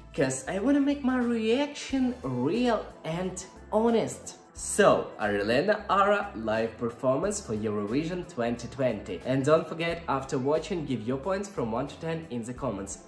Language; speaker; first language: English; non-native, learner; Russian